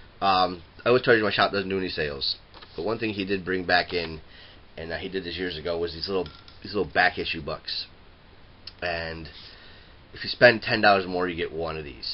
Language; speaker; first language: English; native; English